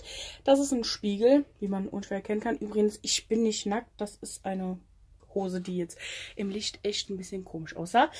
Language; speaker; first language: German; native; German